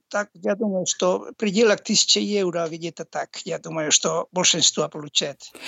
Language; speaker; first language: Russian; non-native, learner; Basque